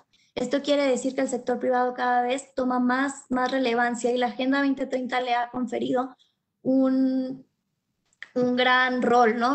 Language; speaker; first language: Spanish; native; Spanish